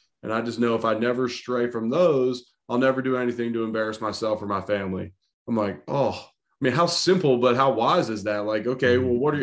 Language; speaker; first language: English; native; English